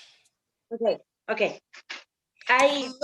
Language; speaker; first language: English; non-native, learner; Spanish